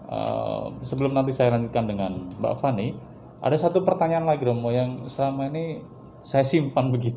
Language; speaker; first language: Indonesian; native; Indonesian